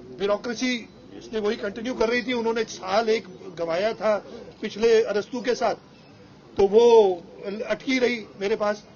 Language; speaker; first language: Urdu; non-native, local second language; Sindhi